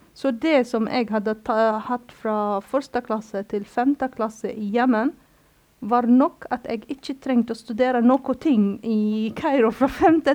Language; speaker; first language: Norwegian; non-native, fluent; Arabic